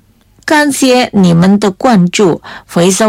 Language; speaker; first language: Chinese; native; Chinese